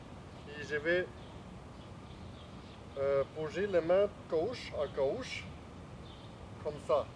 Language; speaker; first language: French; non-native, learner; Chinese